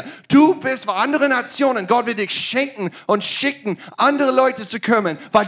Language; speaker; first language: German; non-native, learner; English